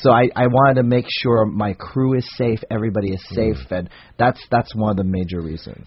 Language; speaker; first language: English; native; English